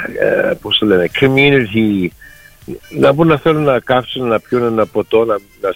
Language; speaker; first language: Greek; early bilingual, heritage; Greek